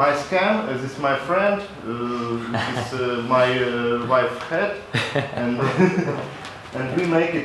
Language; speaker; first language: English; non-native, local second language; Latvian